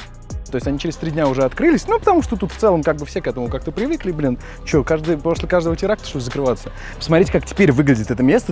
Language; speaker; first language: Russian; native; Russian